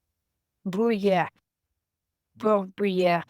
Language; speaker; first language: French; non-native, learner; Spanish